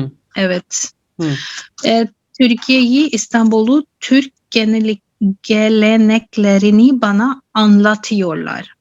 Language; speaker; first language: Turkish; non-native, learner; Urdu